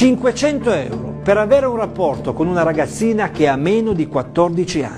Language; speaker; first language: Italian; native; Italian